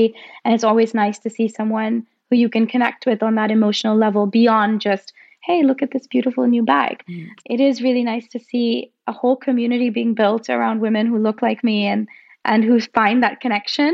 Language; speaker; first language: English; non-native, local second language; Hindi